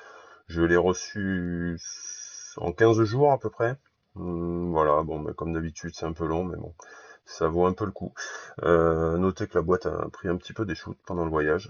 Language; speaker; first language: French; native; French